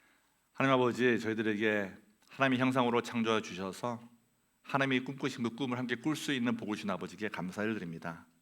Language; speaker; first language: Korean; native; Korean